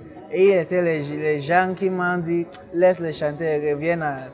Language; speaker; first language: French; non-native, local second language; English